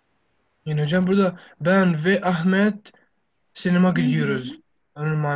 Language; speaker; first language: Turkish; non-native, learner; Arabic